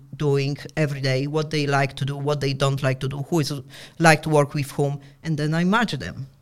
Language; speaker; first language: English; non-native, fluent; Polish